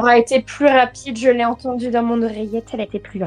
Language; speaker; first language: French; native; French